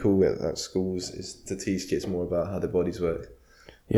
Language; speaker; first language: English; native; English